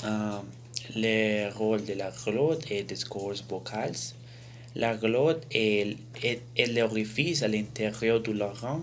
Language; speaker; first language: French; non-native, learner; Spanish